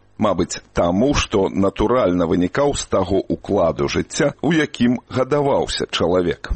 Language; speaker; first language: Belarusian; native; Belarusian